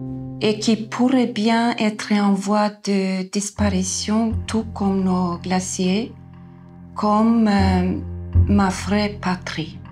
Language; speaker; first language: French; non-native, fluent; Icelandic